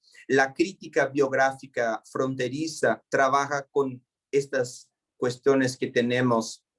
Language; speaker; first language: Spanish; non-native, fluent; Portuguese